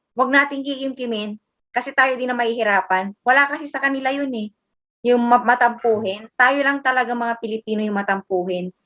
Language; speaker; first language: Filipino; native; Filipino